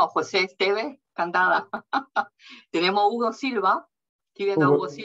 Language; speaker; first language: Spanish; native; Spanish